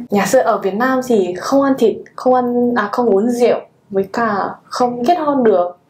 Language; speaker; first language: Vietnamese; non-native, learner; Japanese